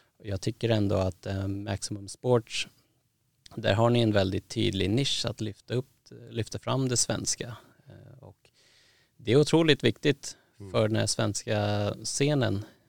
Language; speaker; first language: Swedish; native; Swedish